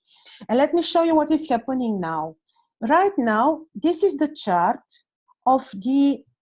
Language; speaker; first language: English; non-native, fluent; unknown